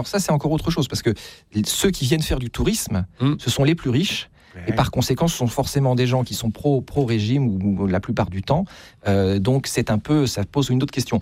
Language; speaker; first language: French; native; French